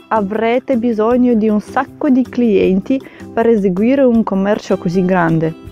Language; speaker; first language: Italian; non-native, fluent; Ukrainian